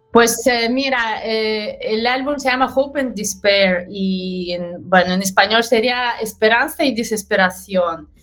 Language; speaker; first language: Spanish; non-native, fluent; Russian